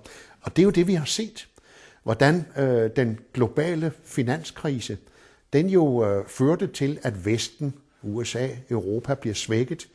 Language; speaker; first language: Danish; native; Danish